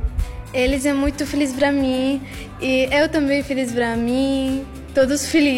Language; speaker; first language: Portuguese; non-native, learner; Arabic